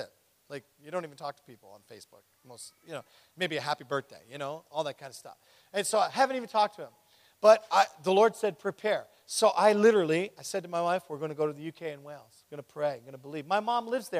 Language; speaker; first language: English; native; English